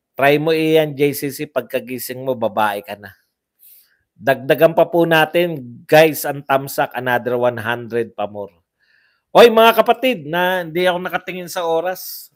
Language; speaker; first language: Filipino; non-native, local second language; Cebuano